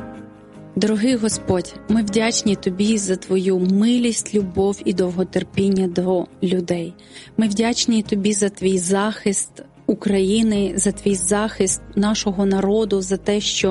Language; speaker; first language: Ukrainian; native; Ukrainian